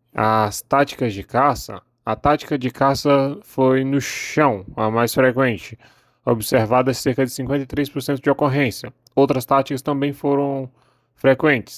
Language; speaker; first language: Portuguese; native; Portuguese